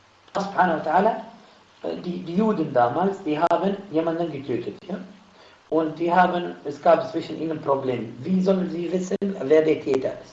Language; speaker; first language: German; non-native, fluent; Arabic